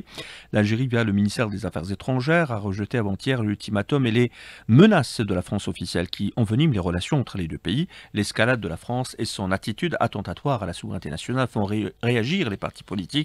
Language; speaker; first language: French; non-native, local second language; Arabic